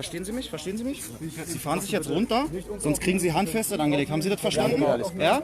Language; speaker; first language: German; native; German